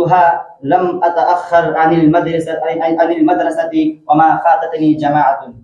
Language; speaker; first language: Arabic; non-native, learner; Urdu